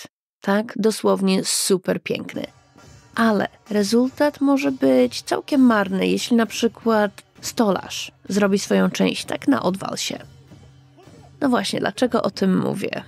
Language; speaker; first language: Polish; native; Polish